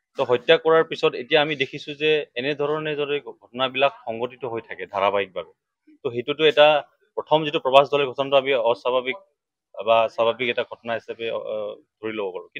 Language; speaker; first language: Assamese; non-native, local second language; Mising